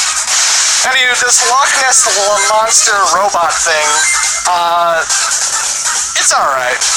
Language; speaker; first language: English; native; English